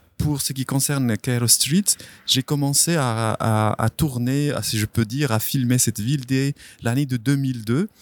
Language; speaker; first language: French; non-native, local second language; Arabic